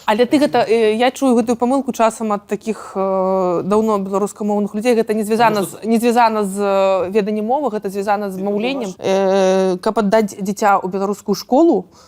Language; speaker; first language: Belarusian; non-native, local second language; Russian